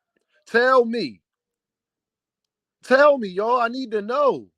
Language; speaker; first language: English; native; English